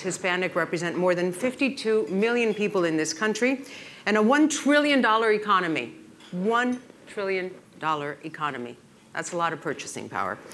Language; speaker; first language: English; early bilingual, other home language; Spanish